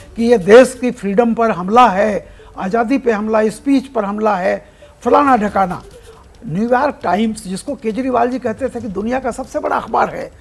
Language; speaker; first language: Hindi; native; Hindi